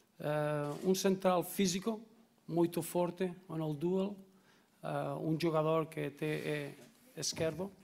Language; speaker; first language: Portuguese; non-native, learner; Spanish